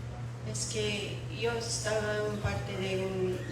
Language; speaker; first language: Spanish; non-native, fluent; English